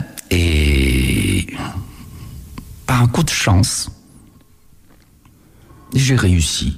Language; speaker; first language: French; non-native, fluent; Chinese